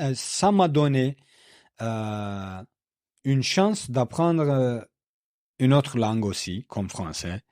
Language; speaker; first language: French; non-native, learner; Kurdish